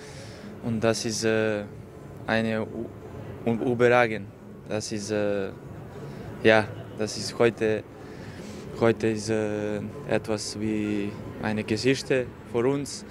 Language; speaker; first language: German; non-native, learner; Serbian